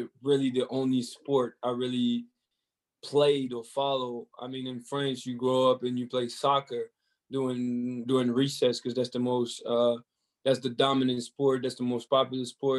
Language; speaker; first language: English; non-native, fluent; French